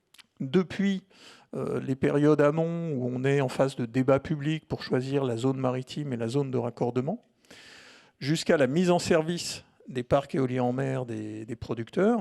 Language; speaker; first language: French; native; French